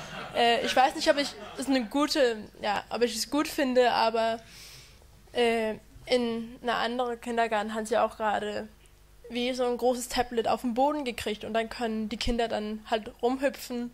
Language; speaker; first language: German; non-native, fluent; Danish